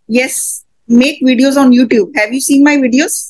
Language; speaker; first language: English; non-native, local second language; Hindi